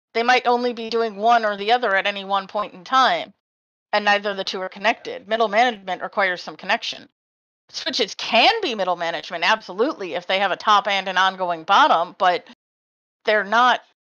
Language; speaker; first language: English; native; English